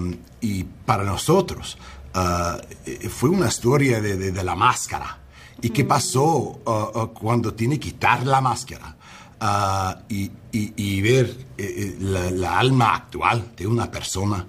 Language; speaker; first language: Spanish; non-native, learner; English